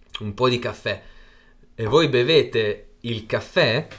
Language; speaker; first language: Italian; non-native, fluent; Chinese